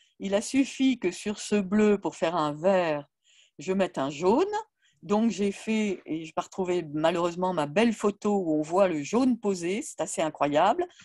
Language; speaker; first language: French; native; French